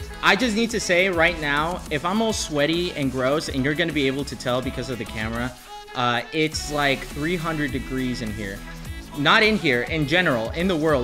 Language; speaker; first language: English; early bilingual, other home language; Spanish